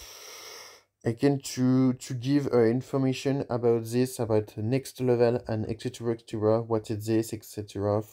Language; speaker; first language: English; non-native, learner; French